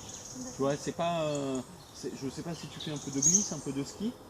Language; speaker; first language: French; native; French